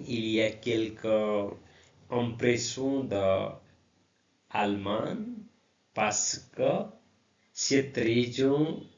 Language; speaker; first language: French; non-native, learner; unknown